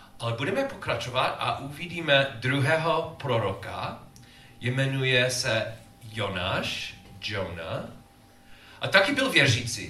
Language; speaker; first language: Czech; non-native, learner; English